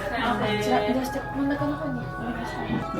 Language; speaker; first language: Japanese; native; Japanese